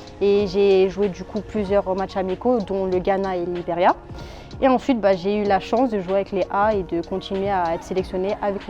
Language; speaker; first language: French; early bilingual, other home language; Arabic